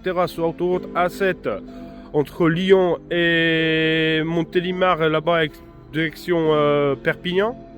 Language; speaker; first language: French; non-native, fluent; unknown